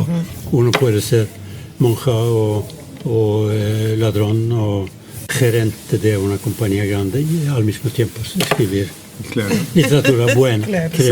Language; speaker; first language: Spanish; non-native, fluent; Norwegian